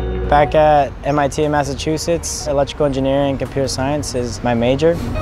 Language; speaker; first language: English; early bilingual, other home language; Spanish